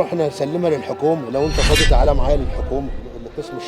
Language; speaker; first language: Arabic; native; Arabic